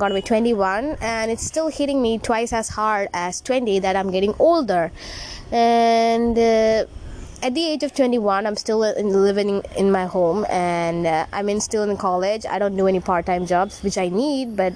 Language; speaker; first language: English; non-native, local second language; Tamil